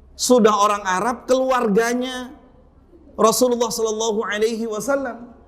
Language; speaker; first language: Indonesian; native; Indonesian